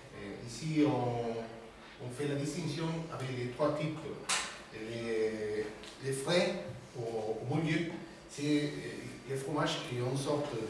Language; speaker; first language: French; non-native, learner; Spanish